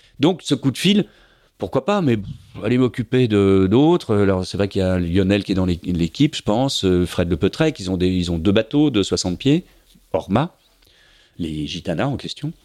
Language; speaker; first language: French; native; French